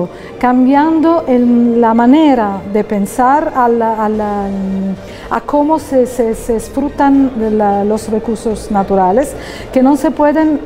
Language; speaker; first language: Spanish; non-native, fluent; Italian